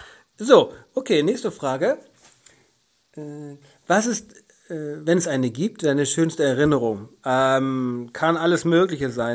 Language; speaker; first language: German; native; German